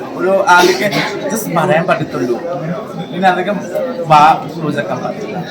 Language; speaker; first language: Malayalam; non-native, learner; Assamese